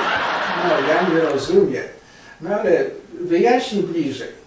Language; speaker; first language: Polish; early bilingual, heritage; Polish